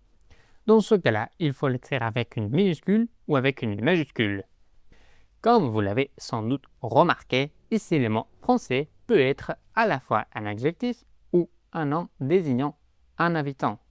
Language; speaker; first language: French; non-native, fluent; Spanish